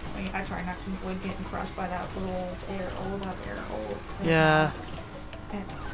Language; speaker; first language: English; native; English